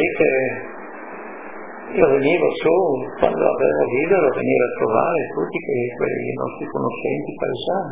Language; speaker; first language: Italian; native; Italian